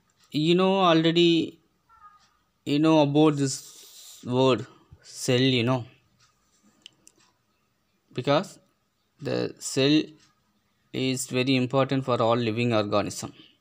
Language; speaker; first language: English; non-native, local second language; Tamil